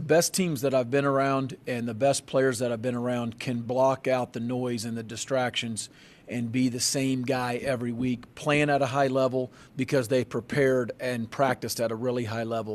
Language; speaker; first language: English; native; English